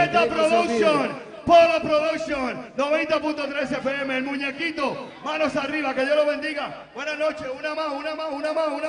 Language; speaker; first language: Spanish; native; Spanish